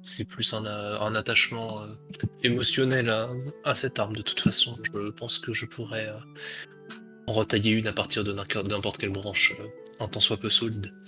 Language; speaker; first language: French; native; French